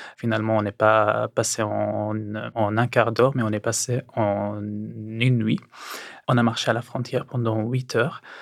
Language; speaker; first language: French; non-native, fluent; Arabic